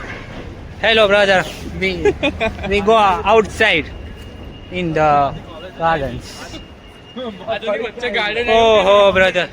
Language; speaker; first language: English; non-native, learner; Gujarati